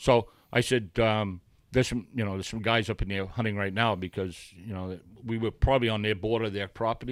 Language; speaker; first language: English; native; English